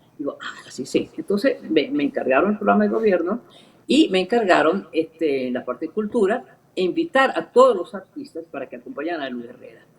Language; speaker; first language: Spanish; early bilingual, other home language; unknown